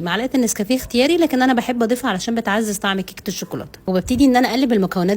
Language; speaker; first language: Arabic; native; Arabic